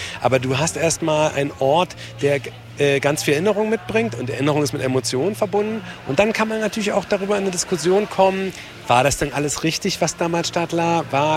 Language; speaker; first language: German; native; German